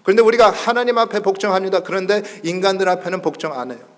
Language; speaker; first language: Korean; early bilingual, heritage; Korean